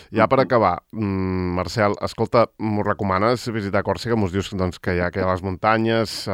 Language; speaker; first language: Catalan; native; Catalan